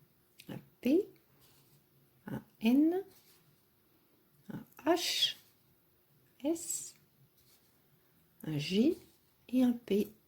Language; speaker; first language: French; native; French